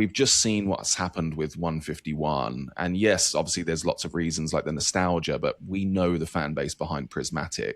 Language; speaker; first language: English; native; English